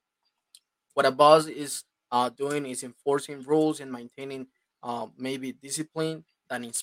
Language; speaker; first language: English; non-native, fluent; Spanish